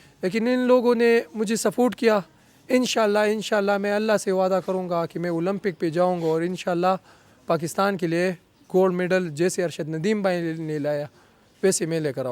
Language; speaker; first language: Hindi; non-native, local second language; Pashto